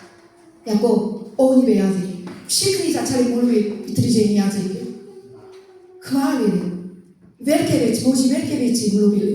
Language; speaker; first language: Czech; non-native, fluent; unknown